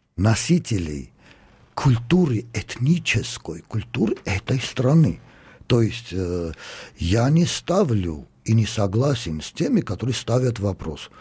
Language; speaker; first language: Russian; non-native, local second language; Armenian